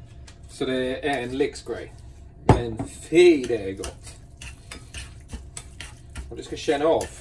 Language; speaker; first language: Swedish; non-native, fluent; English